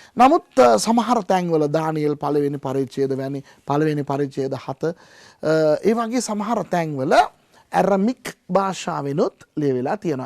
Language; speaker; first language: Sinhala; non-native, local second language; Tamil